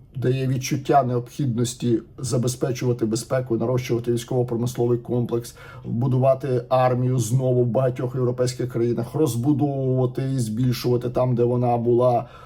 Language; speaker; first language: Ukrainian; native; Ukrainian